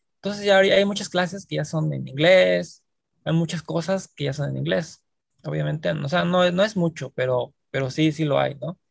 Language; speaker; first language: Spanish; native; Spanish